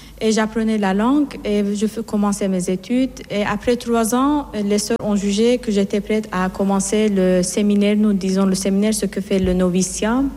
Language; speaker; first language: French; non-native, fluent; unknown